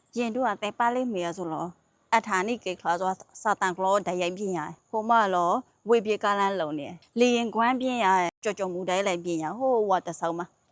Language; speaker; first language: Burmese; native; Burmese